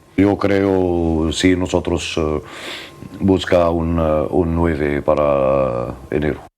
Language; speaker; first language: Spanish; non-native, learner; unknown